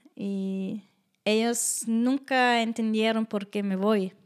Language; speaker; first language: Spanish; non-native, fluent; German